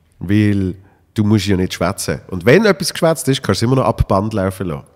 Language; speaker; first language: German; native; German